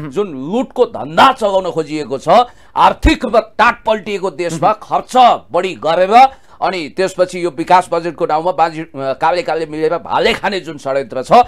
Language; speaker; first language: Nepali; native; Nepali